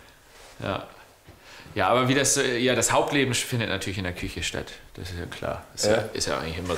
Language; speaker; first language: German; native; German